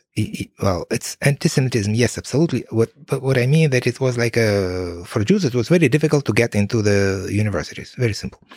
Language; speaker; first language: English; non-native, fluent; Ukrainian